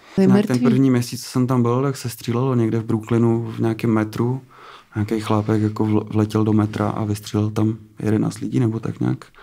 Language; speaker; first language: Czech; native; Czech